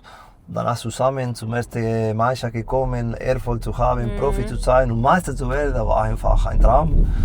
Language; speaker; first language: German; non-native, fluent; Spanish